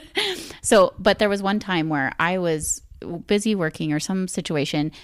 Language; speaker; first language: English; native; English